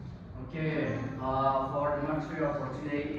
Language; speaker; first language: English; non-native, learner; Indonesian